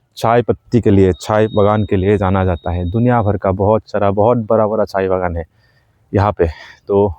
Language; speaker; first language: Hindi; non-native, local second language; Assamese